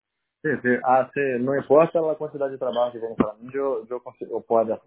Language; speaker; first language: Spanish; non-native, learner; Portuguese